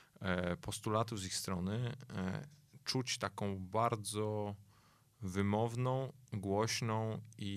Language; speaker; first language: Polish; native; Polish